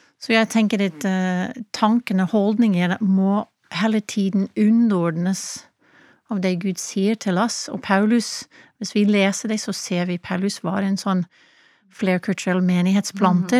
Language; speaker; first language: Norwegian; non-native, fluent; English